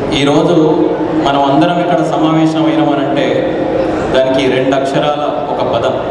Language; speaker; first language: Telugu; native; Telugu